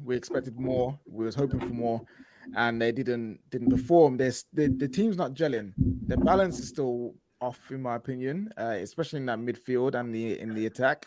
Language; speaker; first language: English; native; English